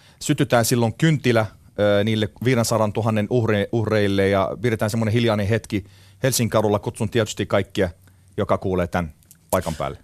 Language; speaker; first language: Finnish; non-native, fluent; Arabic